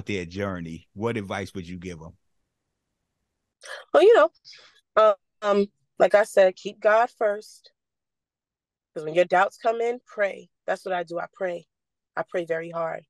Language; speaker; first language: English; native; English